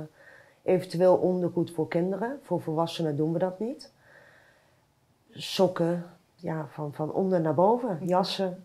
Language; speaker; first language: Dutch; native; Dutch